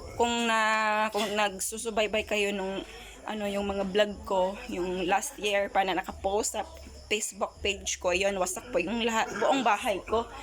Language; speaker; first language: Filipino; non-native, local second language; Cebuano